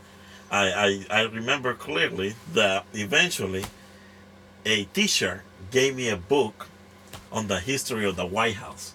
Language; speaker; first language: English; non-native, fluent; Spanish